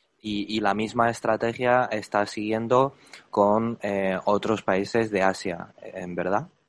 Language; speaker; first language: Spanish; non-native, fluent; Chinese